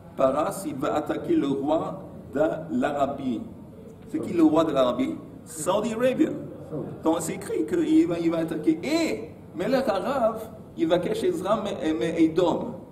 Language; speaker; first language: French; native; French